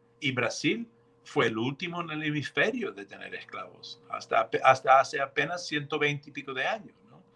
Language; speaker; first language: Spanish; non-native, fluent; English